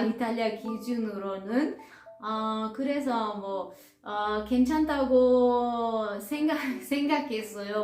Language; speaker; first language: Korean; non-native, fluent; Italian